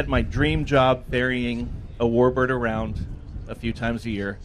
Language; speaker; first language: English; native; English